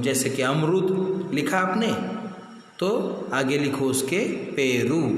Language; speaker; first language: Hindi; non-native, local second language; Marathi